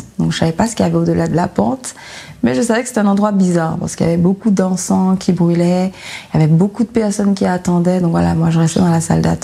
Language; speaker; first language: French; native; French